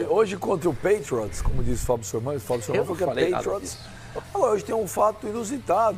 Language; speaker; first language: Portuguese; native; Portuguese